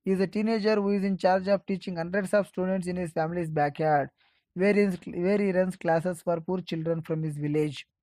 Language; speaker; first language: English; non-native, local second language; Kannada